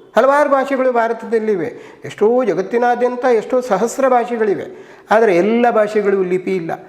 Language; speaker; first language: Kannada; non-native, local second language; Tulu